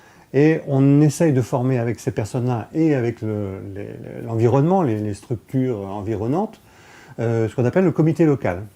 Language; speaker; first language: French; native; French